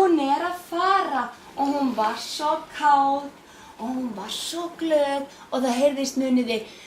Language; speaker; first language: Icelandic; non-native, fluent; Danish